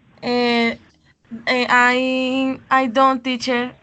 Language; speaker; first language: English; non-native, learner; Spanish